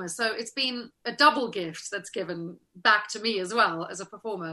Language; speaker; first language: English; native; English